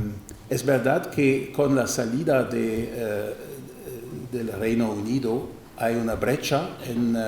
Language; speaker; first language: Spanish; non-native, fluent; German